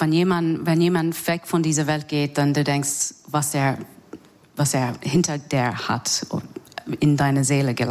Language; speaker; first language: German; non-native, fluent; English